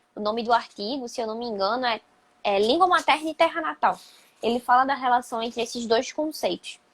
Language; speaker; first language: Portuguese; native; Portuguese